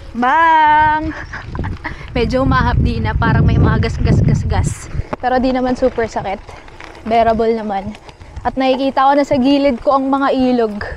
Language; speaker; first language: Filipino; native; Filipino